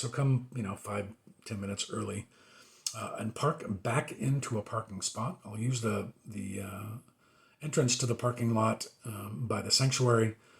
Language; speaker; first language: English; native; English